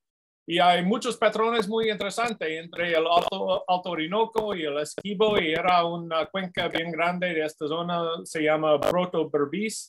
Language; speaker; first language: Spanish; non-native, fluent; English